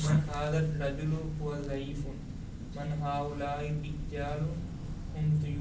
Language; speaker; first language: Arabic; non-native, learner; Urdu